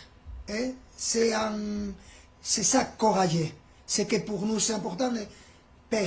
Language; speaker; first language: French; non-native, fluent; Spanish